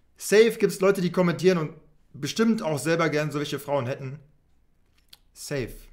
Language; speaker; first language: German; native; German